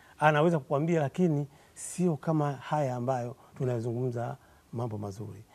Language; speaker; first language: Swahili; native; Swahili